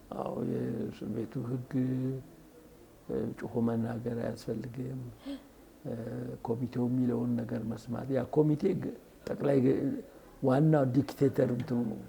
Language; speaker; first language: Amharic; native; Amharic